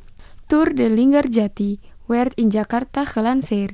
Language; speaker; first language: Dutch; non-native, fluent; Indonesian